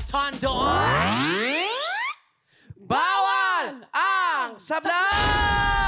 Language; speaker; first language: Filipino; native; Filipino